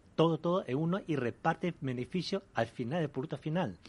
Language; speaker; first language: Spanish; early bilingual, other home language; Chinese